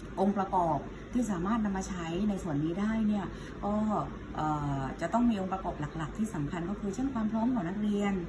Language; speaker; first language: Thai; native; Thai